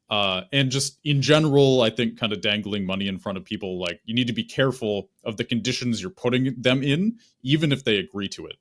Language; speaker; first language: English; native; English